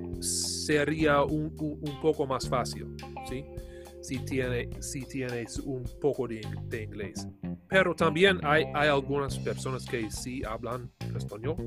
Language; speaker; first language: Spanish; non-native, learner; English